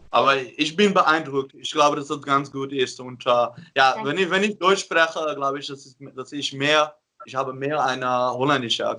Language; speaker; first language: German; non-native, fluent; Dutch